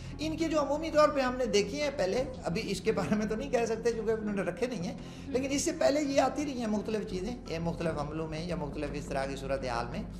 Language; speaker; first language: Urdu; non-native, local second language; Baluchi